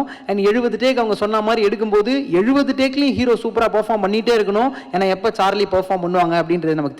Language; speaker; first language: Tamil; native; Tamil